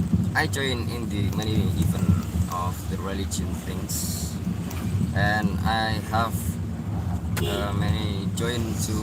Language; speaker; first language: English; non-native, learner; Indonesian